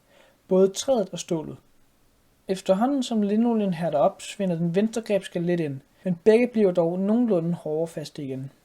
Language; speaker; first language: Danish; native; Danish